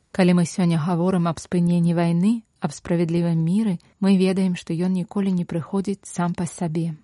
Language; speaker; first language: Belarusian; native; Belarusian